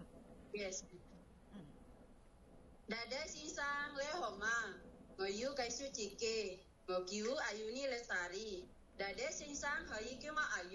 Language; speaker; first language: Cantonese; non-native, learner; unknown